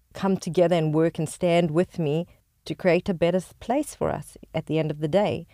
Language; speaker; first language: English; native; English